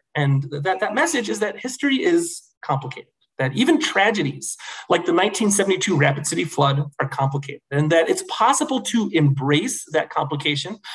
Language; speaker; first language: English; native; English